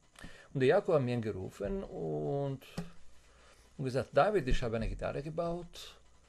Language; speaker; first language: German; non-native, fluent; Italian